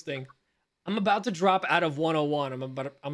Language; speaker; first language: English; native; English